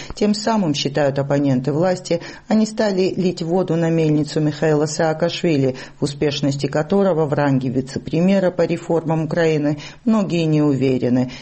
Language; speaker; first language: Russian; non-native, local second language; Georgian